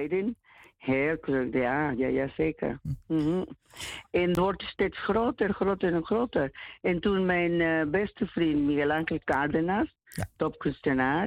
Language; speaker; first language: Dutch; non-native, learner; Spanish